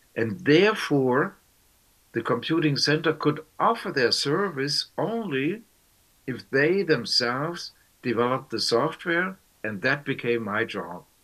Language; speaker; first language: English; non-native, fluent; German